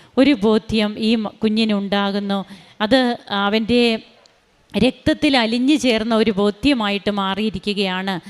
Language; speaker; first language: Malayalam; native; Malayalam